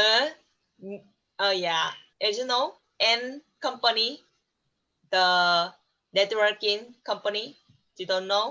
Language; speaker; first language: English; non-native, learner; Korean